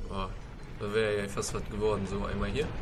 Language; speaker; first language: German; native; German